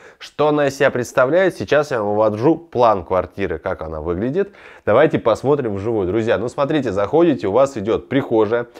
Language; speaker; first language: Russian; native; Russian